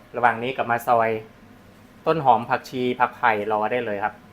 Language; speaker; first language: Thai; native; Thai